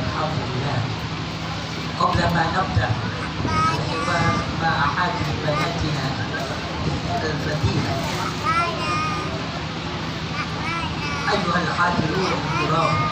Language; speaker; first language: Arabic; non-native, fluent; Indonesian